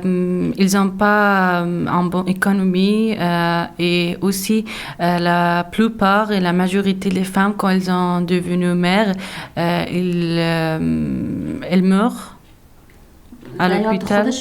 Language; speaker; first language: French; non-native, learner; Persian